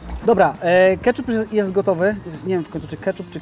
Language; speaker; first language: Polish; native; Polish